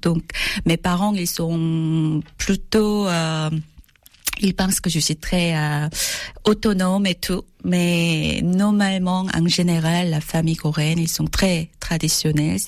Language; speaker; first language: French; non-native, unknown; Korean